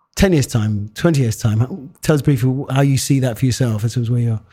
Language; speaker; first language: English; native; English